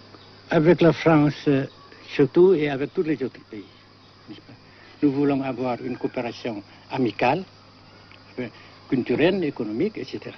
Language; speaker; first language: French; non-native, local second language; Vietnamese